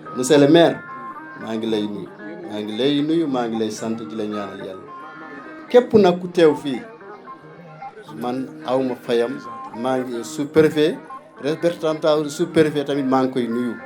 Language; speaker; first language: Wolof; native; Wolof